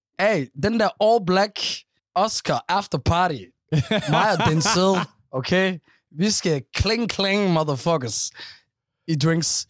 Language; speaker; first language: Danish; early bilingual, other home language; Somali